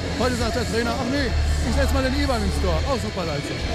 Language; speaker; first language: German; native; German